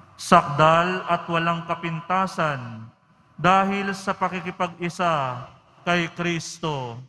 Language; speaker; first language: Filipino; native; Filipino